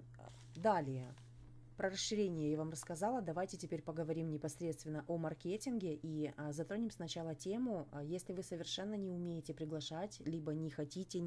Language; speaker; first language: Russian; native; Russian